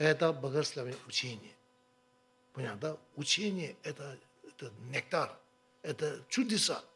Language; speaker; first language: Russian; non-native, learner; Tibetan